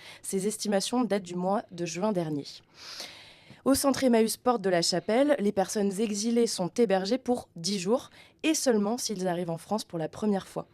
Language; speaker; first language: French; native; French